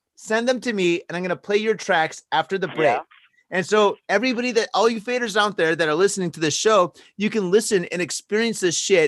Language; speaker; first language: English; native; English